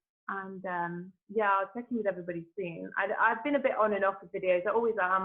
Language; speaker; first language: English; native; English